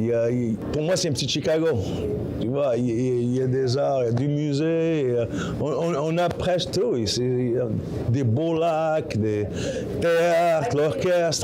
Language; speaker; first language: French; non-native, local second language; Arabic